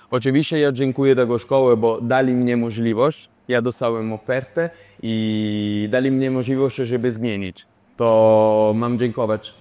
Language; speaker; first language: Polish; non-native, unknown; Italian